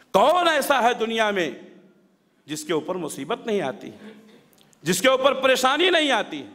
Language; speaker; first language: Urdu; native; Urdu